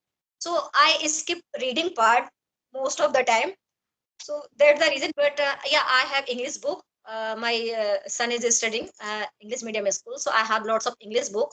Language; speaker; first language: English; non-native, learner; Hindi